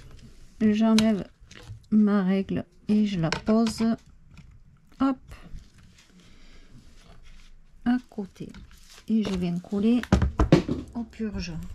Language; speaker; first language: French; native; French